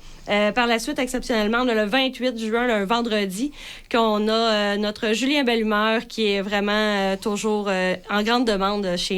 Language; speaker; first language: French; native; French